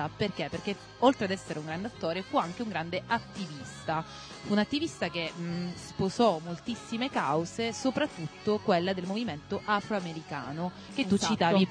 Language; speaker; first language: Italian; native; Italian